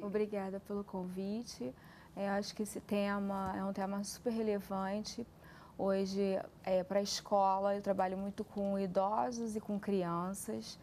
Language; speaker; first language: Portuguese; native; Portuguese